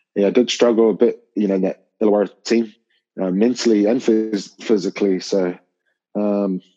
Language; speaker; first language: English; native; English